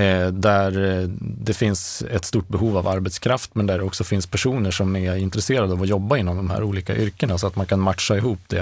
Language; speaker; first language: Swedish; native; Swedish